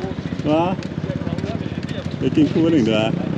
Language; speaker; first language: Swedish; native; Swedish